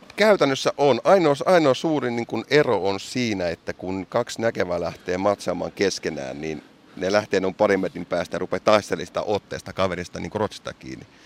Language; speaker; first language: Finnish; early bilingual, heritage; Finnish